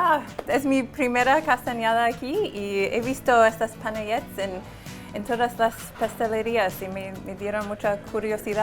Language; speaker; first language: Spanish; non-native, fluent; English